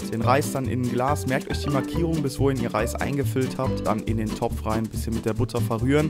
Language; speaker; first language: German; native; German